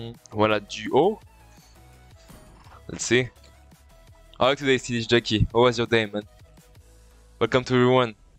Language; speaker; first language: English; non-native, fluent; French